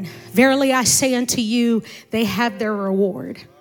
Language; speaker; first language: English; native; English